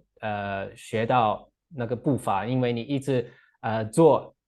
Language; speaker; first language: Chinese; non-native, fluent; English